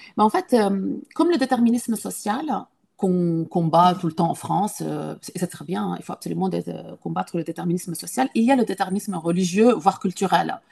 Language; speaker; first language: French; non-native, local second language; Arabic